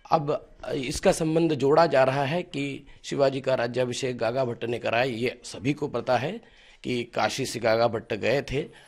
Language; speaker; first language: Hindi; native; Hindi